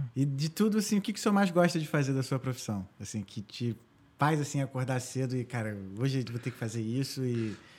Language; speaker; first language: Portuguese; native; Portuguese